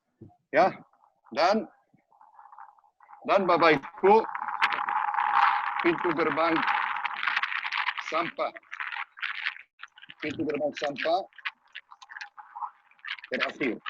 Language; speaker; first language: Indonesian; non-native, learner; Hebrew